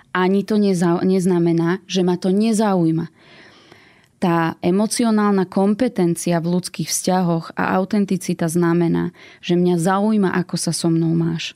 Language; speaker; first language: Slovak; native; Slovak